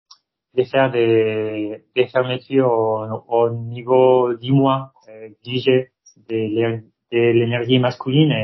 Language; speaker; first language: French; non-native, fluent; Spanish